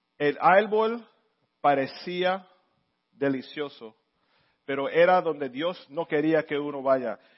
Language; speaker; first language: Spanish; early bilingual, heritage; Spanish